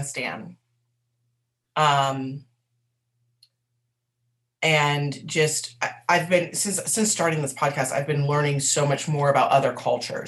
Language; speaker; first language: English; native; English